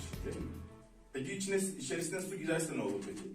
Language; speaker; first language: Turkish; native; Turkish